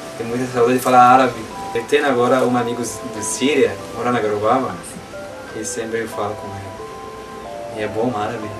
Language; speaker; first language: Portuguese; non-native, learner; Arabic